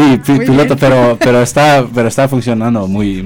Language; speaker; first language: Spanish; early bilingual, heritage; Spanish